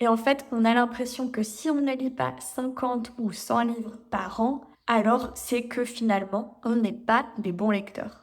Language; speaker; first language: French; native; French